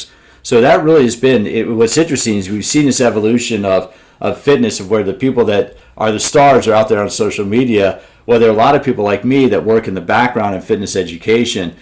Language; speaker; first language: English; native; English